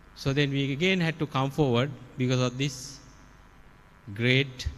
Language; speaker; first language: English; non-native, local second language; Sinhala